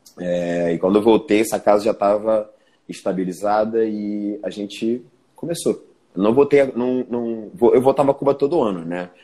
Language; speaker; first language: Portuguese; early bilingual, other home language; Spanish